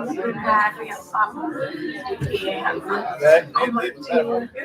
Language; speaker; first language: Swedish; early bilingual, other home language; Somali